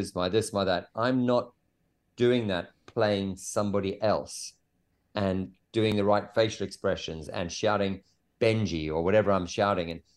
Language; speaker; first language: English; native; English